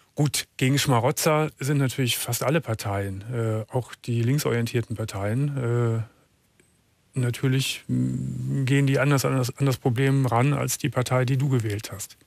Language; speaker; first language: German; native; German